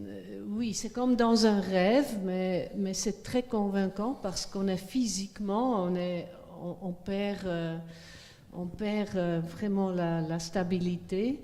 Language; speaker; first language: French; non-native, fluent; Swiss German